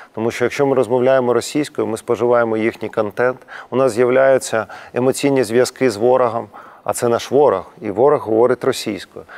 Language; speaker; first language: Ukrainian; native; Ukrainian